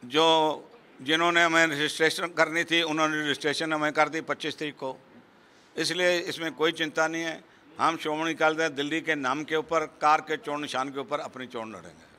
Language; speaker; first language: Hindi; non-native, local second language; Punjabi